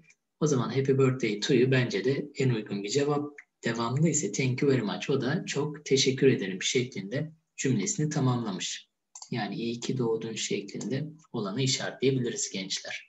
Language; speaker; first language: Turkish; native; Turkish